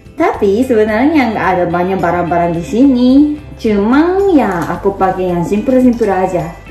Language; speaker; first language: Indonesian; non-native, learner; Japanese